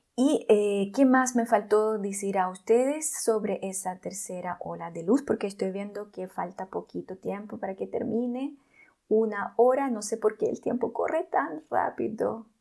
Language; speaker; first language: Spanish; non-native, fluent; Russian